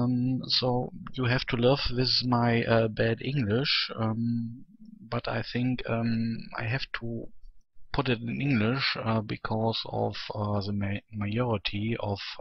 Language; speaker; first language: English; non-native, learner; German